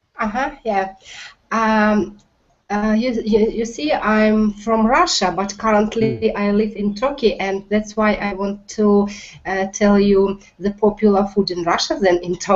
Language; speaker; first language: English; non-native, learner; Russian